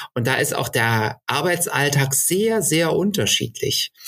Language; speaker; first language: German; native; German